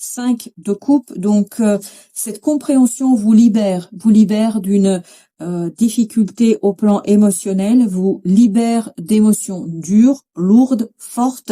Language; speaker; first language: French; native; French